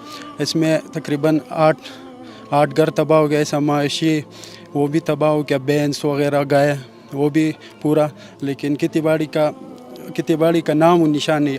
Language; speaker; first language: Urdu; non-native, local second language; Pashto